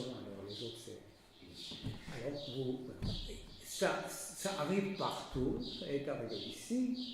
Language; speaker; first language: French; non-native, fluent; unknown